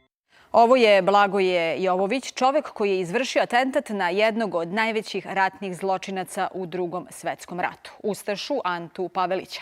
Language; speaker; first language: Serbian; native; Serbian